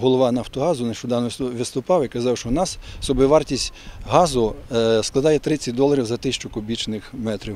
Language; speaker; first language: Ukrainian; native; Ukrainian